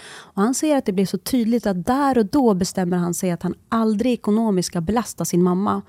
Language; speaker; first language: Swedish; early bilingual, other home language; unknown